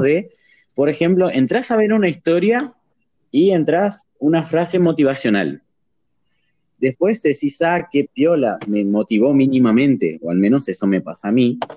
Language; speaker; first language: Spanish; native; Spanish